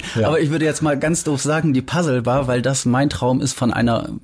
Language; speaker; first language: German; native; German